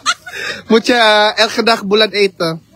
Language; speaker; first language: Dutch; non-native, learner; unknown